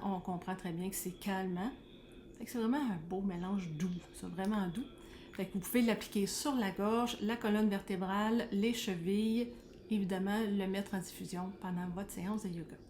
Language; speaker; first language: French; native; French